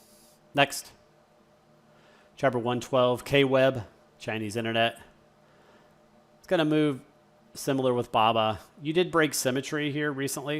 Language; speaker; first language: English; native; English